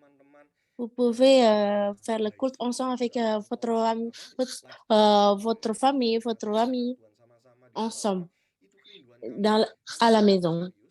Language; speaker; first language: French; non-native, learner; Indonesian